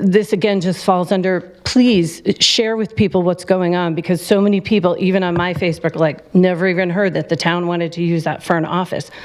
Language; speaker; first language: English; native; English